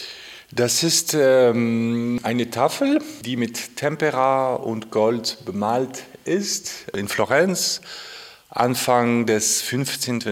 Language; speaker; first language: German; non-native, fluent; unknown